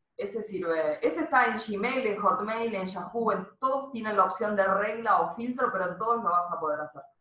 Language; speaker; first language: Spanish; native; Spanish